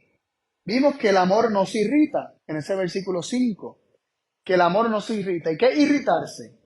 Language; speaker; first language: Spanish; native; Spanish